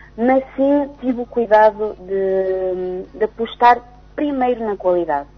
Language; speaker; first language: Portuguese; native; Portuguese